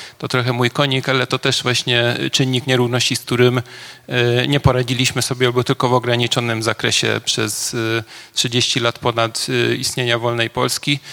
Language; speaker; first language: Polish; non-native, fluent; Hungarian